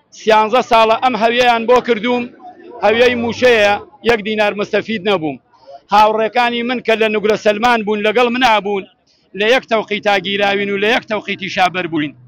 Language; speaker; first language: Central Kurdish; native; Central Kurdish